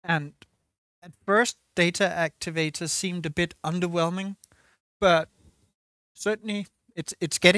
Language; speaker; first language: English; non-native, fluent; Danish